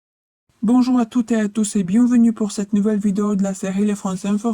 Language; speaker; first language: French; non-native, fluent; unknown